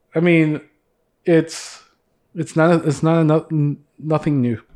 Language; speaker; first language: English; early bilingual, other home language; Cebuano